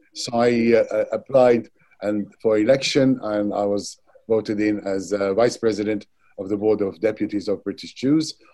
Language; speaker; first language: English; non-native, fluent; Arabic